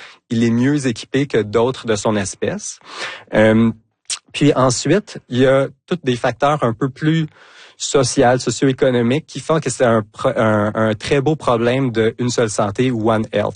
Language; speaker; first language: French; native; French